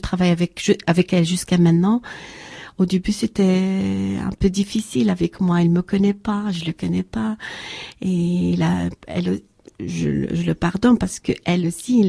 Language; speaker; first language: French; non-native, learner; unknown